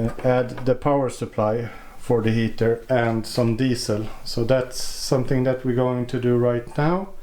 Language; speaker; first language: English; non-native, fluent; Swedish